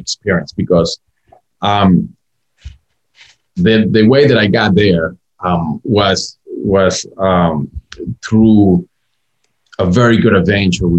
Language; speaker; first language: English; non-native, fluent; Spanish